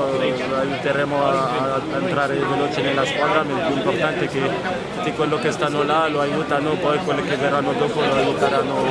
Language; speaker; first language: Italian; non-native, fluent; French